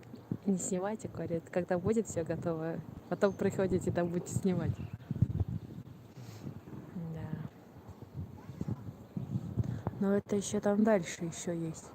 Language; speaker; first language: Russian; non-native, fluent; Tajik